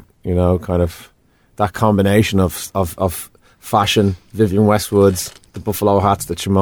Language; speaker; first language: English; native; English